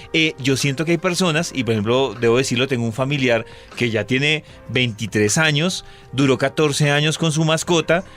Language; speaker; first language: Spanish; native; Spanish